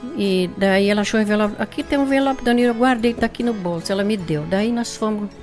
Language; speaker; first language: Portuguese; native; Portuguese